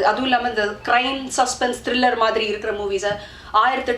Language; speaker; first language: Tamil; native; Tamil